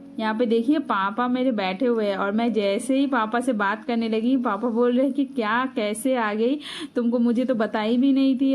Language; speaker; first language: Hindi; non-native, local second language; Bangla